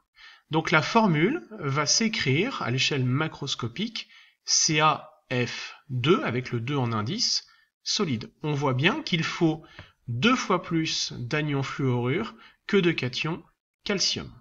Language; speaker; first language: French; native; French